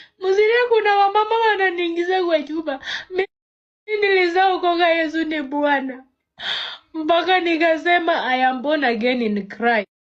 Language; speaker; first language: Swahili; native; Swahili